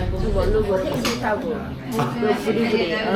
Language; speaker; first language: Korean; non-native, learner; Japanese